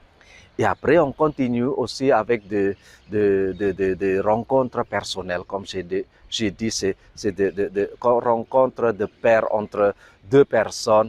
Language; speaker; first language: French; non-native, fluent; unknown